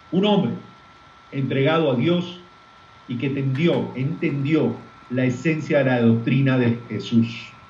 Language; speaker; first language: Spanish; native; Spanish